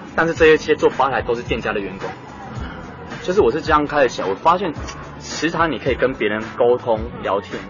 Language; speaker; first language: Chinese; native; Chinese